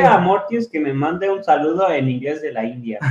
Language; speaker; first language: Spanish; native; Spanish